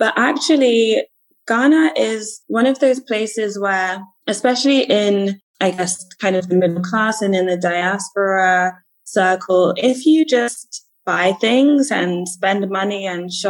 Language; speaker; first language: English; native; English